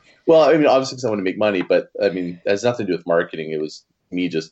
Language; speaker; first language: English; native; English